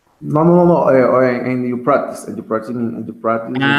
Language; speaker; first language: English; non-native, learner; Spanish